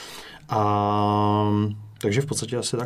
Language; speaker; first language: Czech; native; Czech